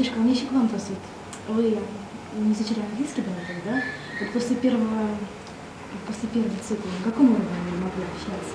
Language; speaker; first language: Russian; native; Russian